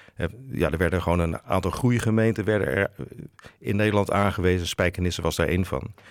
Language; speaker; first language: Dutch; native; Dutch